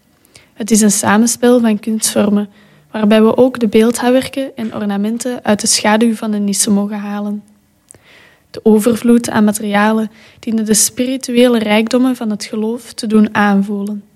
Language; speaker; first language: Dutch; native; Dutch